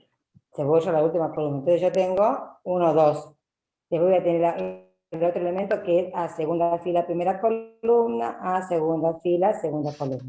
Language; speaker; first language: Spanish; native; Spanish